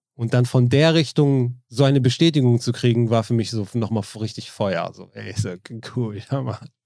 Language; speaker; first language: German; native; German